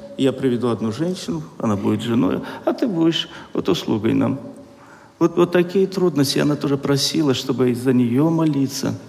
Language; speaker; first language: Russian; non-native, local second language; Azerbaijani